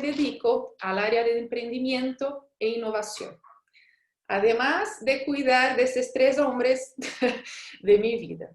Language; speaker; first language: Spanish; non-native, fluent; Portuguese